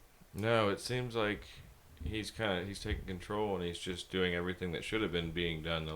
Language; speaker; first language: English; native; English